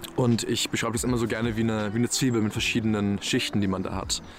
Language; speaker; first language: German; native; German